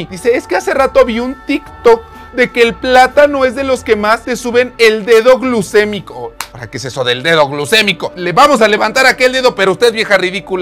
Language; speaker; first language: Spanish; native; Spanish